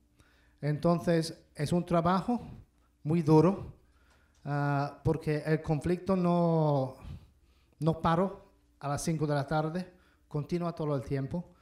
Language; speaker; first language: Spanish; non-native, fluent; English